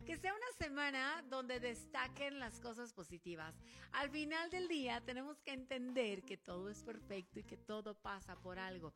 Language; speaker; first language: Spanish; native; Spanish